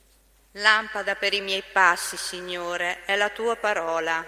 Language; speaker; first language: Italian; native; Italian